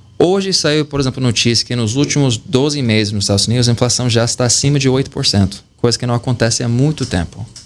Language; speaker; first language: Portuguese; non-native, fluent; English